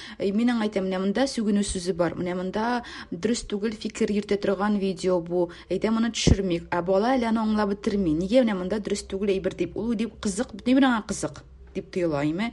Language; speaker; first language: Tatar; native; Tatar